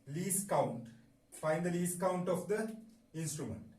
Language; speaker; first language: English; non-native, local second language; Sinhala